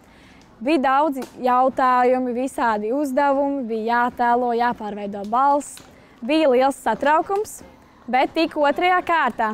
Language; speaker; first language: Latvian; native; Latvian